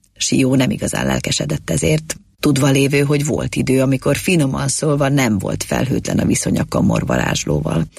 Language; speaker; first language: Hungarian; native; Hungarian